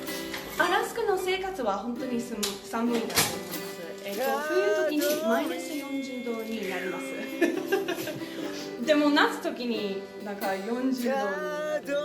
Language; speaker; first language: Japanese; non-native, learner; English